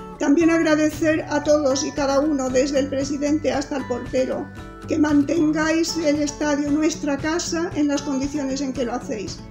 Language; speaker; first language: Spanish; native; Spanish